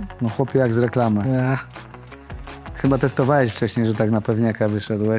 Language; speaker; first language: Polish; native; Polish